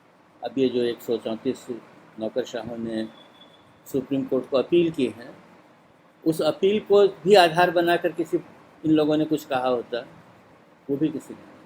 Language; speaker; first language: Hindi; native; Hindi